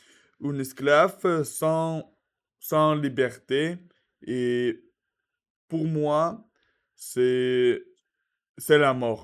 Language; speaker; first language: French; non-native, learner; Russian